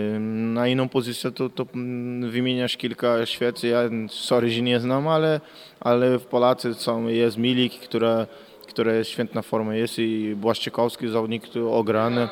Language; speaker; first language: Polish; non-native, fluent; Portuguese